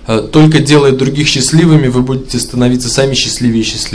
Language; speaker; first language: Russian; native; Russian